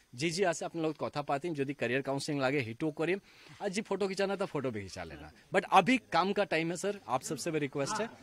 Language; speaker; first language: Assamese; non-native, fluent; Hindi